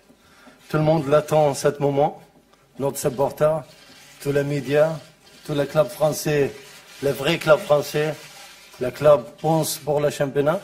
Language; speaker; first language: French; non-native, learner; Arabic